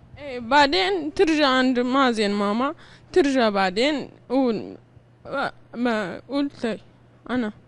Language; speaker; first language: Arabic; non-native, learner; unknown